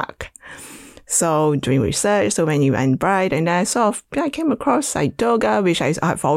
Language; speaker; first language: English; non-native, local second language; Chinese